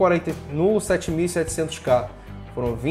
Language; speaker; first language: Portuguese; native; Portuguese